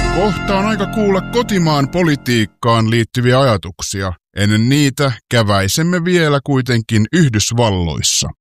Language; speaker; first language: Finnish; native; Finnish